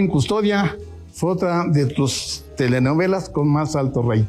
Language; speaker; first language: Spanish; native; Spanish